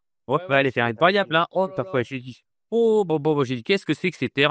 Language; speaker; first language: French; native; French